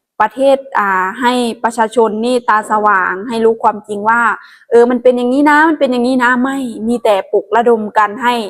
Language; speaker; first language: Thai; non-native, local second language; Northeastern Thai